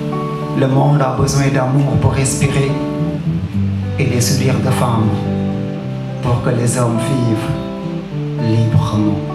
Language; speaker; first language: French; non-native, local second language; Wolof